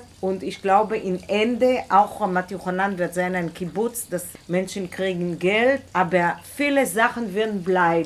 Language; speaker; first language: German; non-native, learner; Hebrew